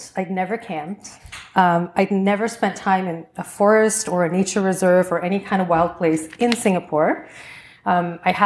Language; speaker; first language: English; native; English